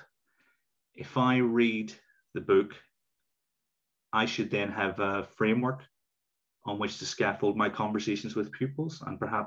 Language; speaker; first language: English; native; English